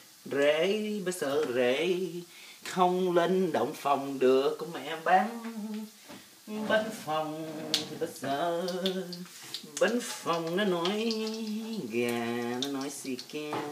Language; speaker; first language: Vietnamese; early bilingual, heritage; Vietnamese